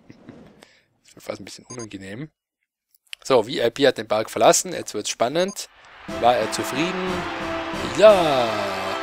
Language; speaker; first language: German; native; German